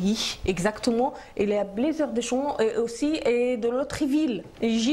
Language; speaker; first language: French; non-native, learner; Arabic